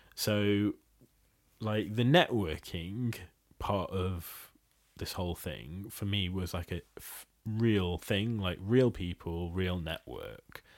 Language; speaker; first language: English; early bilingual, other home language; Bangla